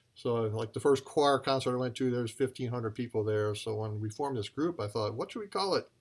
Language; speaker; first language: English; native; English